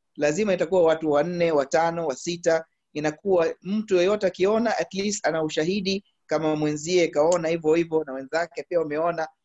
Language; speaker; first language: Swahili; early bilingual, heritage; Arabic